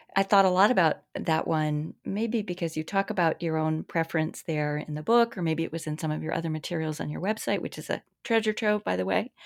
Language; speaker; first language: English; native; English